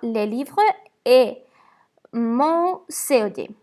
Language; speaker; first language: French; non-native, fluent; Spanish